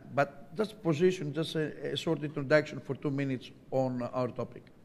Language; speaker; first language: English; non-native, fluent; Greek